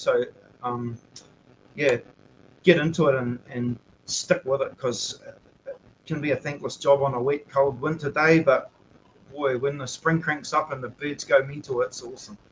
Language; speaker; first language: English; native; English